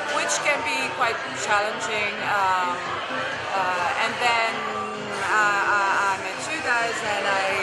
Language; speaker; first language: English; non-native, fluent; Arabic